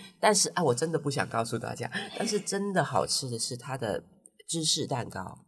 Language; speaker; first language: Chinese; non-native, local second language; Cantonese